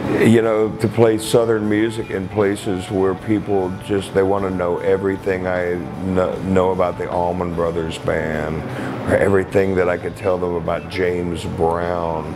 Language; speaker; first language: English; native; English